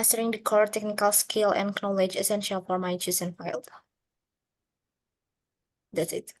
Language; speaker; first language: English; non-native, learner; Indonesian